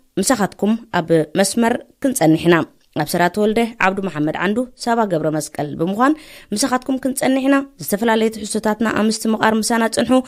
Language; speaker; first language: Tigrinya; native; Tigrinya